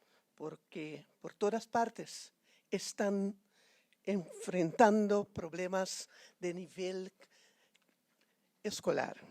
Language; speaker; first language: Spanish; non-native, fluent; Papiamento